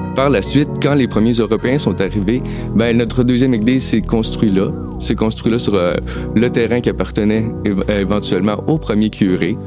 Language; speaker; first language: French; native; French